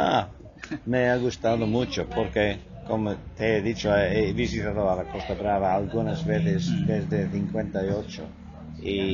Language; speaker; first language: Spanish; non-native, fluent; English